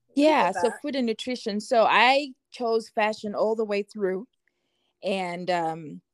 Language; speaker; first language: English; non-native, local second language; Shona